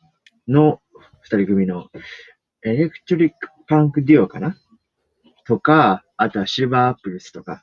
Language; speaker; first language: Japanese; native; Japanese